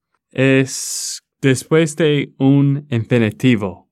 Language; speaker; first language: Spanish; non-native, fluent; English